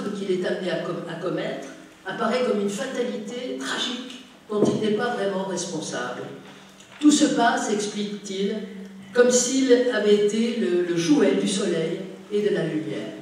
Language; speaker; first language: French; native; French